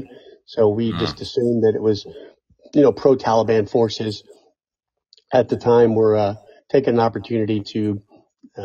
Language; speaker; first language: English; native; English